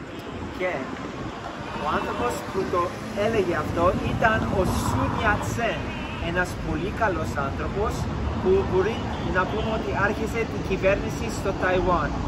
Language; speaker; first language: Greek; early bilingual, heritage; English